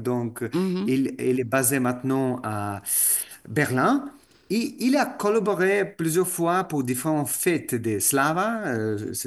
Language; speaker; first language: French; non-native, fluent; Russian